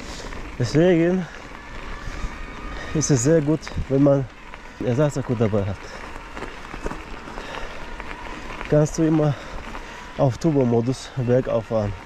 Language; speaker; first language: German; non-native, learner; Russian